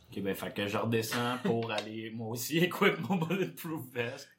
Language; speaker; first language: French; native; French